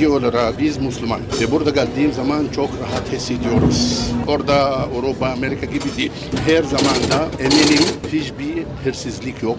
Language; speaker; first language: Turkish; non-native, learner; Arabic